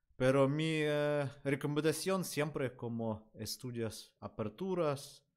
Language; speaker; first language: Spanish; non-native, learner; Russian